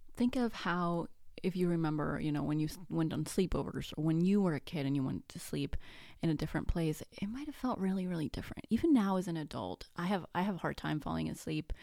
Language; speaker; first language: English; non-native, fluent; Spanish